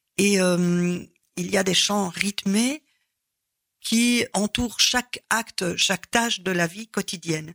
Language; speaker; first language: French; native; French